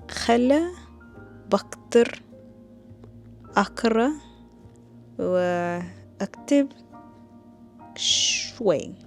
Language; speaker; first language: Arabic; non-native, learner; English